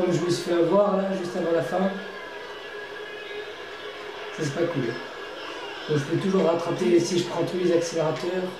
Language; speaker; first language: French; native; French